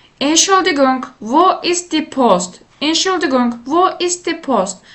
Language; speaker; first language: German; non-native, fluent; Turkish